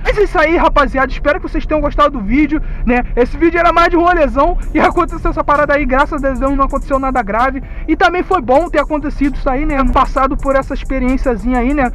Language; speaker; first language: Portuguese; native; Portuguese